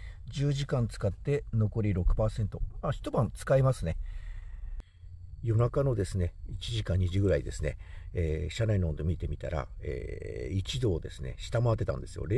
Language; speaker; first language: Japanese; native; Japanese